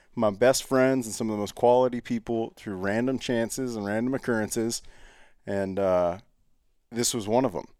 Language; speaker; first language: English; native; English